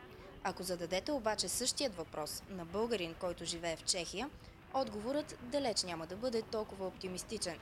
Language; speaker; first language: Bulgarian; native; Bulgarian